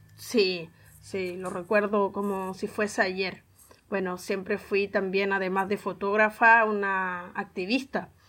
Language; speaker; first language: Spanish; native; Spanish